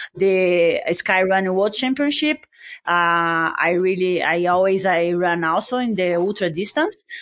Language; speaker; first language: English; non-native, learner; Portuguese